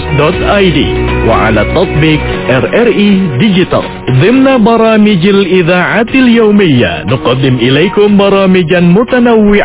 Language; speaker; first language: Arabic; non-native, fluent; Indonesian